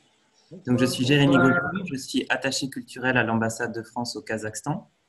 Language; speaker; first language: French; native; French